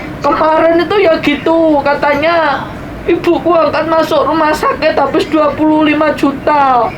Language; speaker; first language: Indonesian; non-native, local second language; Javanese